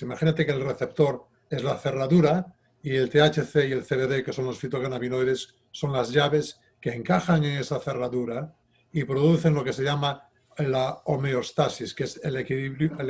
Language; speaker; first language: Spanish; native; Spanish